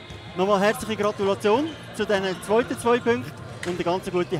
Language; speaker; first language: German; native; German